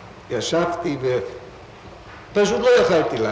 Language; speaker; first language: Hebrew; non-native, fluent; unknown